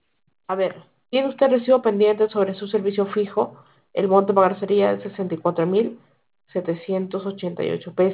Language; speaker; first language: Spanish; native; Spanish